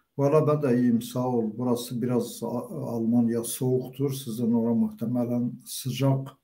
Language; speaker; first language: Turkish; non-native, local second language; Kurdish